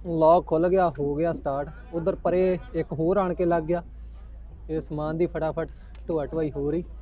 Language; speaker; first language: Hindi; non-native, local second language; Punjabi